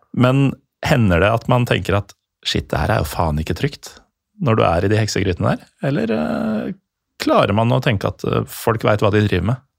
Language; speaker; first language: Norwegian; native; Norwegian